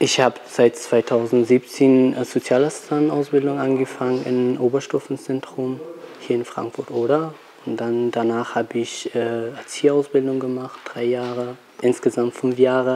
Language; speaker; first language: German; non-native, fluent; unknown